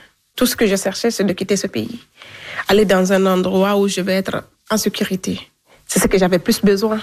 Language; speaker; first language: French; non-native, local second language; Fula